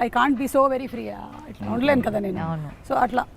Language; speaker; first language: Telugu; native; Telugu